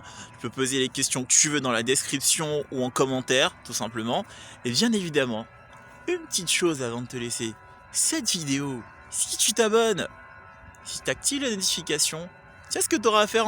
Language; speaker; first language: French; native; French